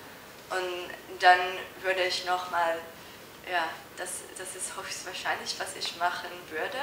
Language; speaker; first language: German; non-native, fluent; English